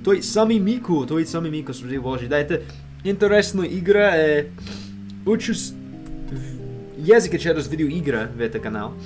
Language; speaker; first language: Russian; non-native, learner; English